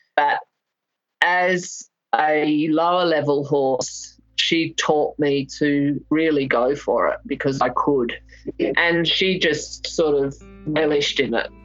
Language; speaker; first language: English; native; English